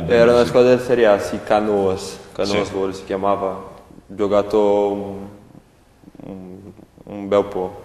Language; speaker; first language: Italian; non-native, learner; Portuguese